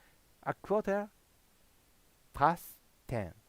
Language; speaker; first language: English; non-native, learner; Japanese